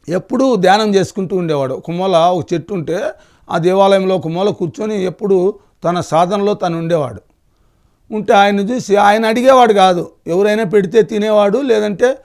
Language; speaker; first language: Telugu; native; Telugu